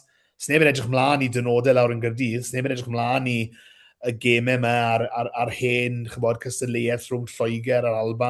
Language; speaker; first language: Welsh; native; Welsh